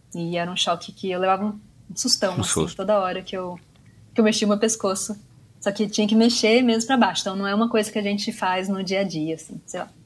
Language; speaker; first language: Portuguese; native; Portuguese